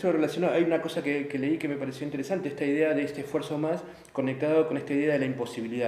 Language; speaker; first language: Spanish; native; Spanish